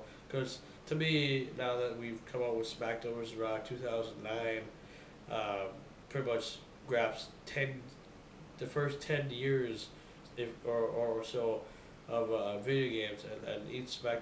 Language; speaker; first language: English; native; English